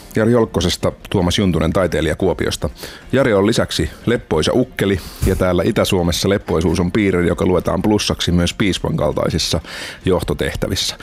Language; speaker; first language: Finnish; native; Finnish